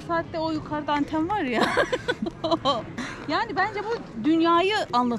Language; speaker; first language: Turkish; native; Turkish